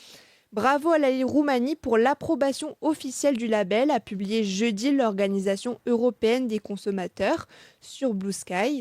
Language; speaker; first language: French; native; French